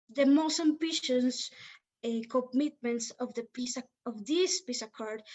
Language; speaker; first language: English; non-native, fluent; Spanish